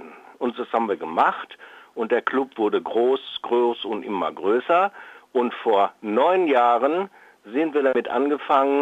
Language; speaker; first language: German; native; German